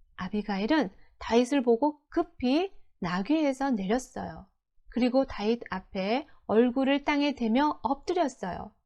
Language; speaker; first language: Korean; native; Korean